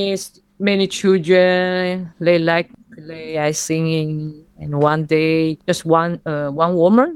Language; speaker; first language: English; non-native, learner; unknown